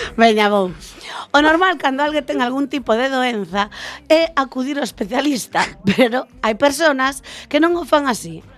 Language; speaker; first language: Galician; non-native, local second language; Spanish